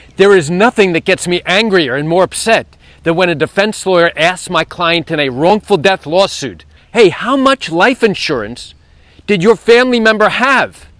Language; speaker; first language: English; native; English